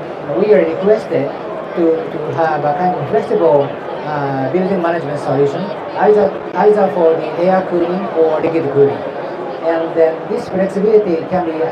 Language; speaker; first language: English; non-native, fluent; Japanese